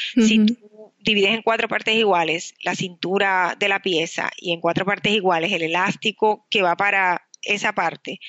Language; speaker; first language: Spanish; native; Spanish